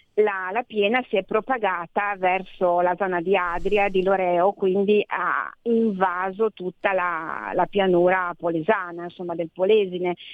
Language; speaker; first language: Italian; native; Italian